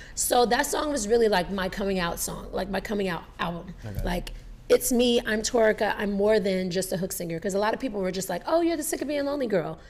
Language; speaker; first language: English; native; English